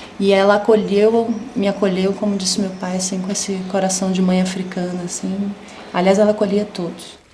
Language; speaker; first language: Portuguese; native; Portuguese